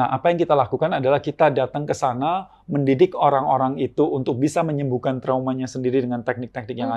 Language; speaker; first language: Indonesian; native; Indonesian